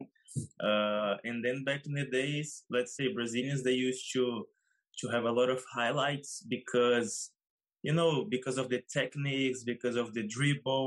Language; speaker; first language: English; non-native, fluent; Portuguese